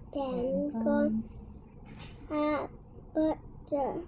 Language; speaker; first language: Chinese; non-native, local second language; Cantonese